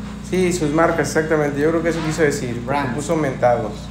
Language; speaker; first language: Spanish; native; Spanish